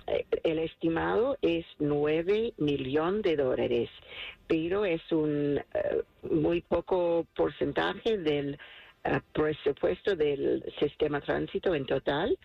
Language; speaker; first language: Spanish; non-native, fluent; English